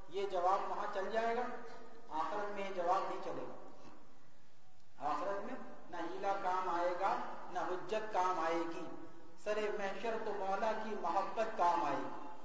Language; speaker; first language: Urdu; native; Urdu